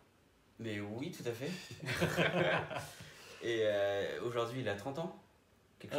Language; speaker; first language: French; native; French